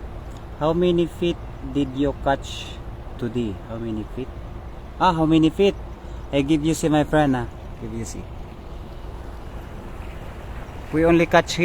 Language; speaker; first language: English; non-native, local second language; Filipino